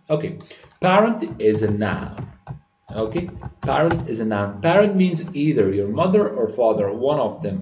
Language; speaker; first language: English; non-native, fluent; Persian